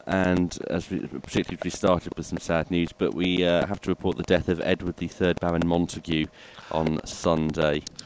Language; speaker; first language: English; native; English